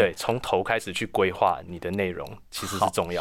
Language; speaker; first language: Chinese; native; Chinese